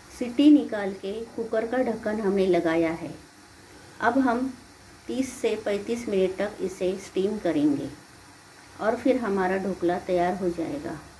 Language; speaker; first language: Hindi; non-native, local second language; Marathi